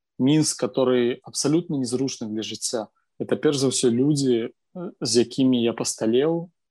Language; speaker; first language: Belarusian; non-native, local second language; Russian